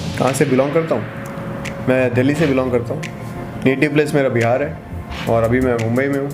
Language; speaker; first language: Hindi; native; Hindi